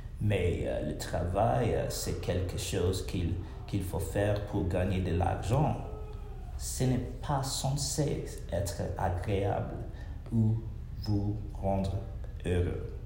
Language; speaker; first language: French; non-native, learner; English